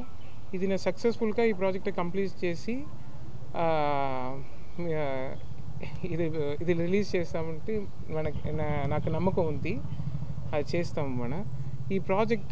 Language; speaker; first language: Telugu; non-native, learner; Tamil